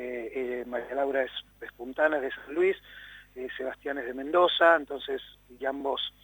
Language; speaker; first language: Spanish; native; Spanish